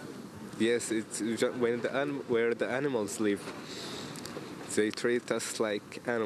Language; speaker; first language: English; non-native, fluent; Arabic